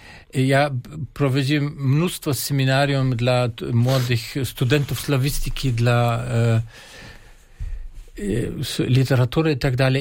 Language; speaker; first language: Polish; non-native, fluent; German